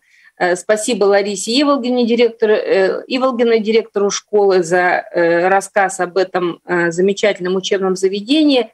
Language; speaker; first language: Russian; native; Russian